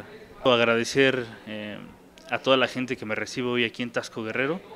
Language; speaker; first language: Spanish; native; Spanish